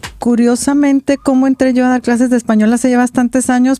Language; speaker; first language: Spanish; native; Spanish